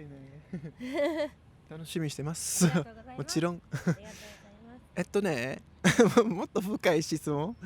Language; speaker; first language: Japanese; non-native, learner; English